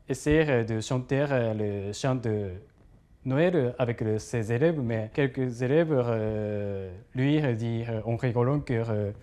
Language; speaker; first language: French; non-native, learner; Japanese